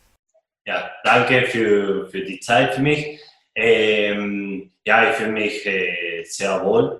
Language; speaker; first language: German; non-native, fluent; Spanish